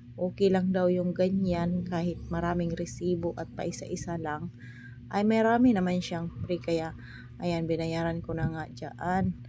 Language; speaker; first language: Filipino; native; Filipino